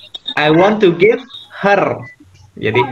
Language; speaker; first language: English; non-native, fluent; Indonesian